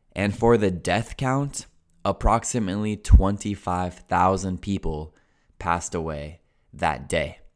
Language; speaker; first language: English; native; English